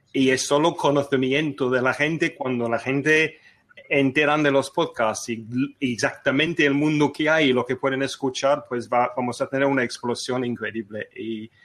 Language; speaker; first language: Spanish; non-native, fluent; English